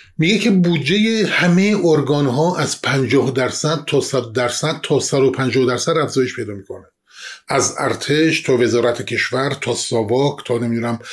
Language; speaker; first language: Persian; non-native, local second language; Kurdish